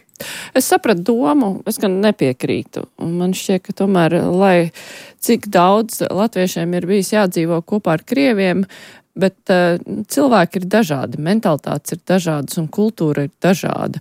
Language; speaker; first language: Latvian; native; Latvian